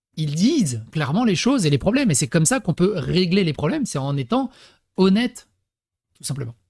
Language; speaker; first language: French; early bilingual, other home language; Serbian